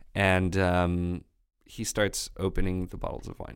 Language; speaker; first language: English; non-native, fluent; French